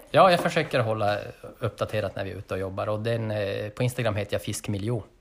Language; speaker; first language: Swedish; native; Swedish